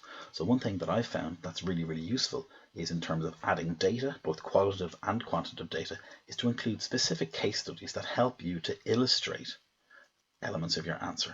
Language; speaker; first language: English; native; English